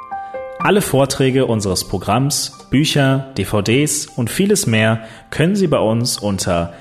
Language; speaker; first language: German; native; German